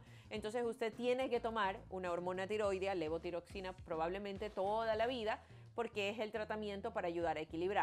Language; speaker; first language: Spanish; native; Spanish